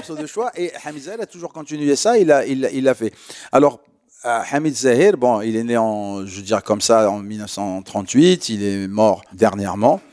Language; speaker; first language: French; non-native, local second language; Arabic